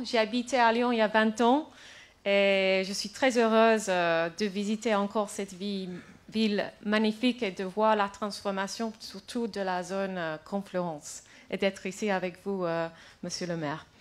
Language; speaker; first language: French; non-native, fluent; English